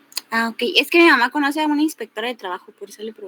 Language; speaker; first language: Spanish; native; Spanish